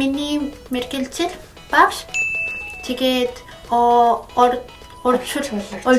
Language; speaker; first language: Mongolian; non-native, learner; Spanish